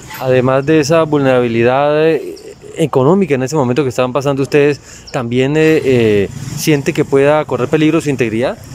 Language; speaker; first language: Spanish; native; Spanish